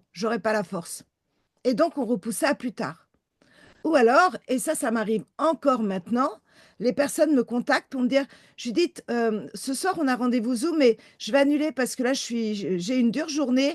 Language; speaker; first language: French; native; French